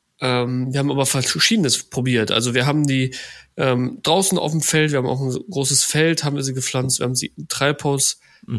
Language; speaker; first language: German; native; German